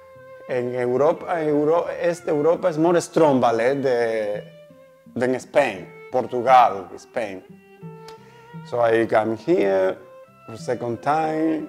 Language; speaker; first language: English; non-native, learner; Spanish